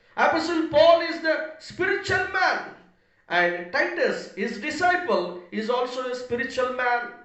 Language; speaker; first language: English; non-native, local second language; Telugu